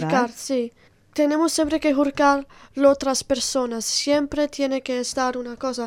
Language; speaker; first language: Spanish; non-native, learner; Italian